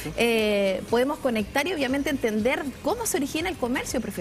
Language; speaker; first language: Spanish; native; Spanish